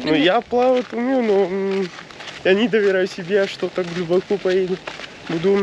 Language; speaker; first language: Russian; non-native, local second language; Kyrgyz